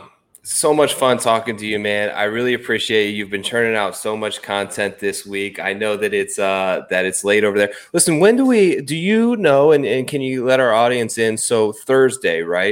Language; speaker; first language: English; native; English